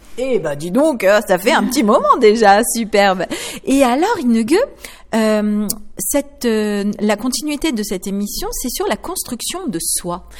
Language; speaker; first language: French; native; French